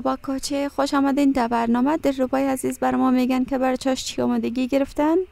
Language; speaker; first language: Persian; native; Persian